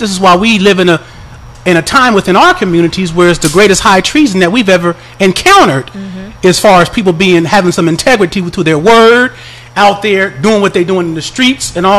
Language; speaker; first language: English; native; English